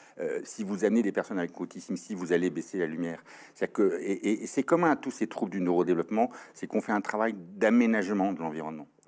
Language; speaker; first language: French; native; French